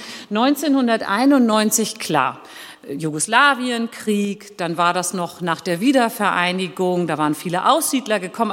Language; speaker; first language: German; early bilingual, other home language; Turkish